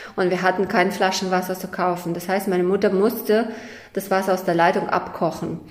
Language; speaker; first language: German; early bilingual, other home language; Russian